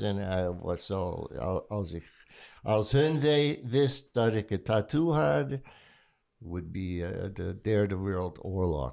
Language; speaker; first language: Dutch; non-native, learner; English